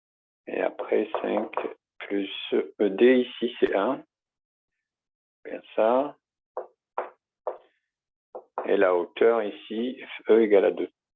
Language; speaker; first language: French; native; French